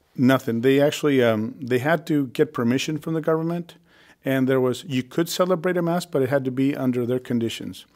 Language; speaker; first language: English; early bilingual, other home language; Spanish